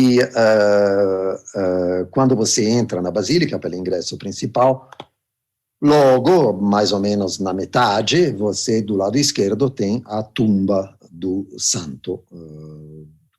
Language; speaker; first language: Portuguese; non-native, fluent; Italian